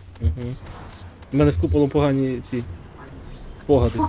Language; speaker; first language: Ukrainian; native; Ukrainian